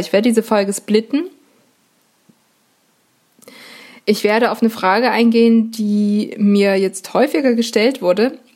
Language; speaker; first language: German; native; German